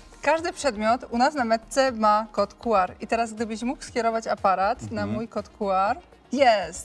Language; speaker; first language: Polish; native; Polish